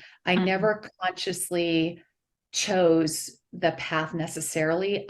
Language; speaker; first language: English; native; English